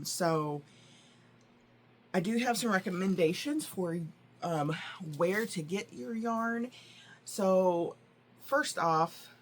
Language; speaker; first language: English; native; English